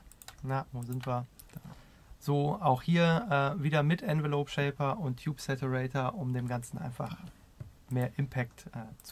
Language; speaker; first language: German; native; German